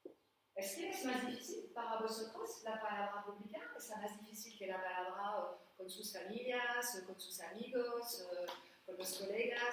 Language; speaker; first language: Spanish; non-native, learner; French